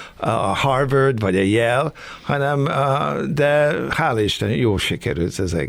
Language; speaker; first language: Hungarian; early bilingual, heritage; Hungarian